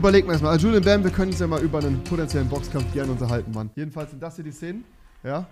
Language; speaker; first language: German; native; German